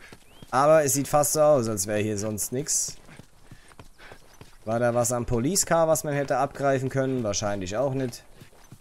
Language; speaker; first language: German; native; German